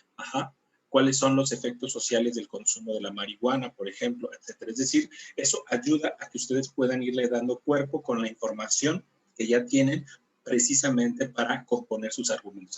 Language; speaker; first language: Spanish; native; Spanish